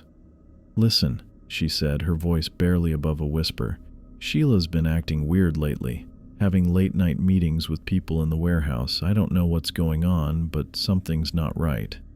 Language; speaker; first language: English; native; English